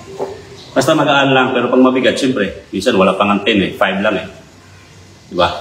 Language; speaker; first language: Filipino; native; Filipino